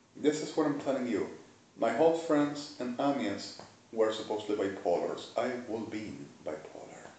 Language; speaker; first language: English; non-native, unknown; Spanish